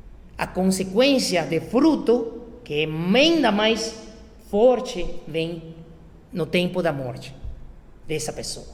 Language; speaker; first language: Portuguese; non-native, fluent; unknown